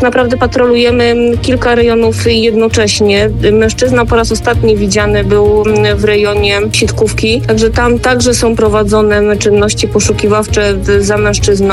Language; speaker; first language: Polish; native; Polish